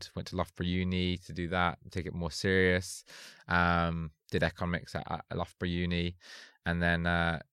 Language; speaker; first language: English; native; English